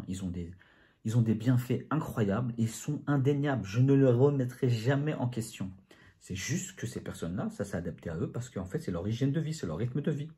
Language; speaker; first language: French; native; French